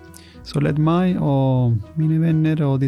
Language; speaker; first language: Norwegian; non-native, fluent; Italian